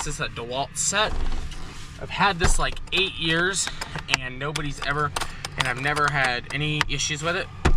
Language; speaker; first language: English; native; English